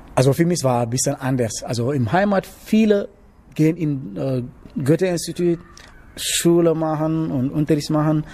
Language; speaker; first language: German; non-native, learner; Wolof